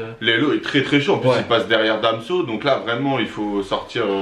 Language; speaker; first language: French; native; French